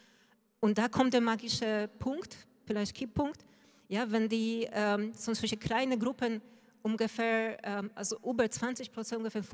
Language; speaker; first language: German; non-native, fluent; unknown